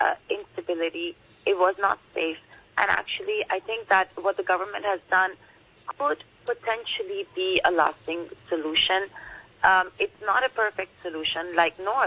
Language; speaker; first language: English; non-native, local second language; Urdu